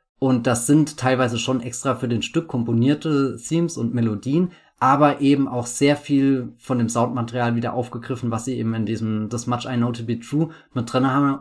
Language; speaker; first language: German; native; German